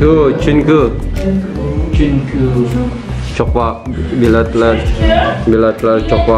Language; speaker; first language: Turkish; non-native, learner; Indonesian